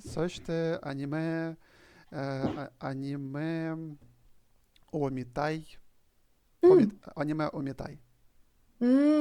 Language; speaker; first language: Japanese; non-native, learner; Ukrainian